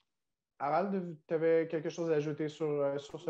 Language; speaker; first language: French; native; French